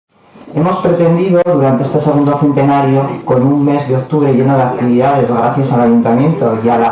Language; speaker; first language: Spanish; native; Spanish